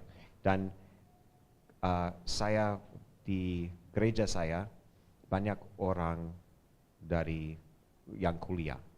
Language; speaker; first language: Indonesian; non-native, fluent; English